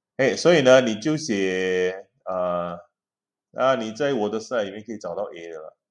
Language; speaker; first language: Chinese; native; Chinese